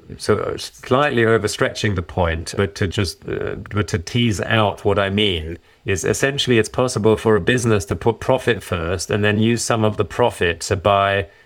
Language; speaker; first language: English; early bilingual, other home language; German